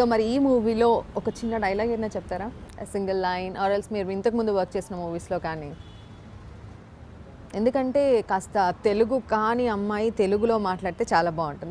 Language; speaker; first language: Telugu; native; Telugu